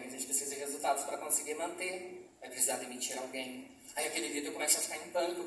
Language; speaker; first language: Portuguese; native; Portuguese